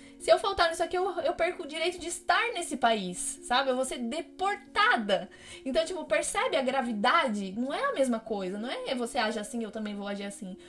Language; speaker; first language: Portuguese; native; Portuguese